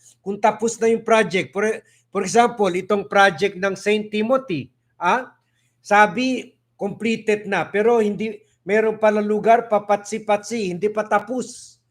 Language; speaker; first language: Filipino; native; Filipino